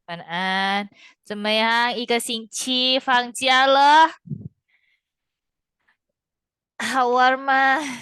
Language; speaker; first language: Chinese; non-native, fluent; Indonesian